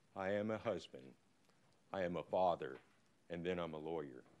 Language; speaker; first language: English; native; English